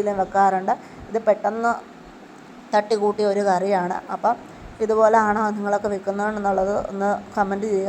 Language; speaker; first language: Malayalam; native; Malayalam